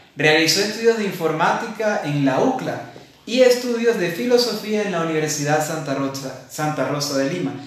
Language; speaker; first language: Spanish; native; Spanish